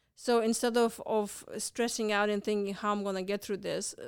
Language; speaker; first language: English; non-native, fluent; Lithuanian